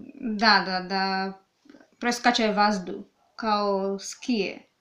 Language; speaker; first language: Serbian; non-native, learner; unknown